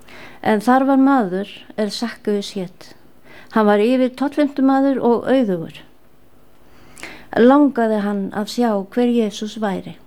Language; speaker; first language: Icelandic; native; Icelandic